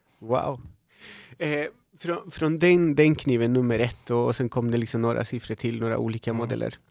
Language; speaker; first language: Swedish; non-native, fluent; Spanish